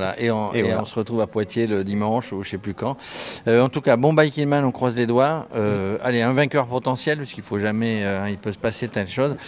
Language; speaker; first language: French; native; French